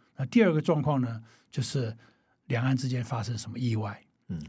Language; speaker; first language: Chinese; native; Chinese